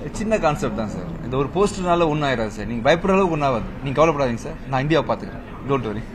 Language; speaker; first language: Tamil; native; Tamil